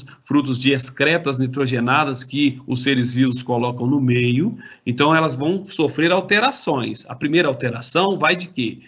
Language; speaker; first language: Portuguese; native; Portuguese